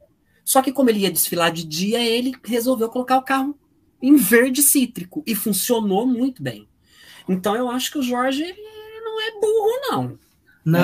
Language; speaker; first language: Portuguese; native; Portuguese